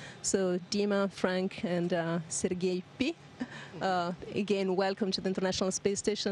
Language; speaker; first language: English; non-native, fluent; Italian